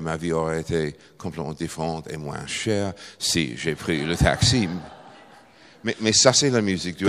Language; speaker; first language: French; non-native, fluent; English